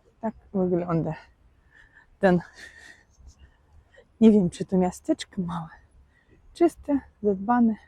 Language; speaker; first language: Polish; non-native, fluent; Russian